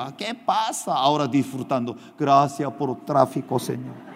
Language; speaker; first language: Spanish; non-native, fluent; Korean